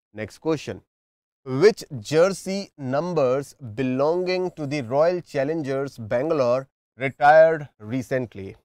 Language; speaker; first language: Hindi; native; Hindi